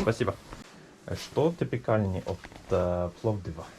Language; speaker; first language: Russian; non-native, learner; Norwegian